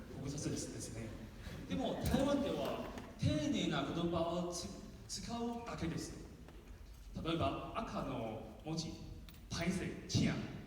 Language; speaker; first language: Japanese; non-native, learner; Min Nan Chinese